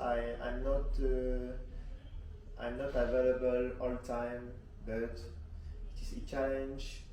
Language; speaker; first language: English; non-native, learner; French